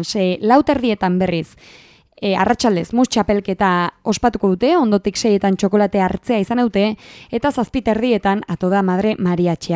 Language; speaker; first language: Basque; native; Basque